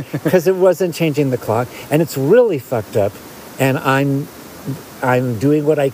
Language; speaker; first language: English; native; English